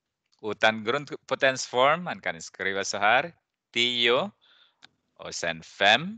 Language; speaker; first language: Swedish; non-native, fluent; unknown